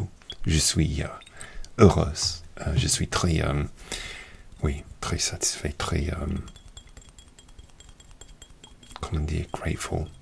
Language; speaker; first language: French; non-native, learner; English